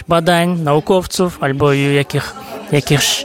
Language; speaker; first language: Polish; non-native, fluent; Kazakh